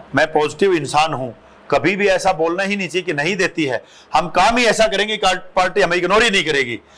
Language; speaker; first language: Hindi; native; Hindi